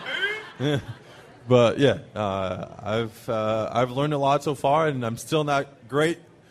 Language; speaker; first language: English; non-native, fluent; French